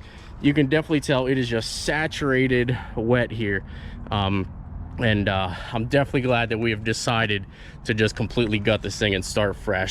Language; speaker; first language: English; native; English